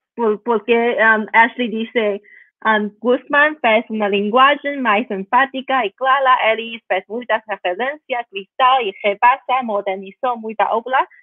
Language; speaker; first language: Portuguese; non-native, learner; Chinese